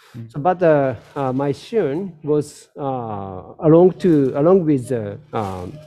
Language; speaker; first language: English; non-native, learner; Japanese